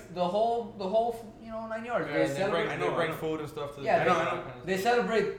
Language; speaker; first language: English; early bilingual, heritage; Spanish